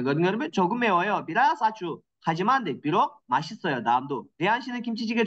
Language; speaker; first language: Korean; non-native, learner; Kyrgyz